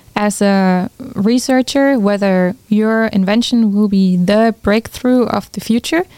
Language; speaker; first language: English; non-native, fluent; German